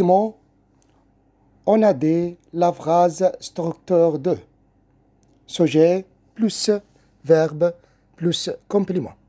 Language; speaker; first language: French; non-native, fluent; Arabic